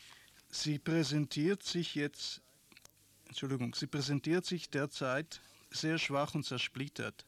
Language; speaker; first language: German; non-native, fluent; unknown